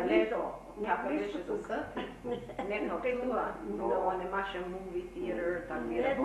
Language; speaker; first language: Macedonian; early bilingual, heritage; Macedonian